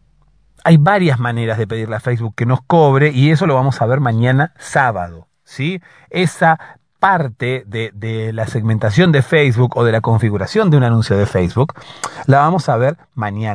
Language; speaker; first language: Spanish; native; Spanish